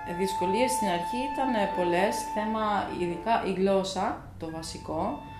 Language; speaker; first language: Greek; non-native, fluent; Albanian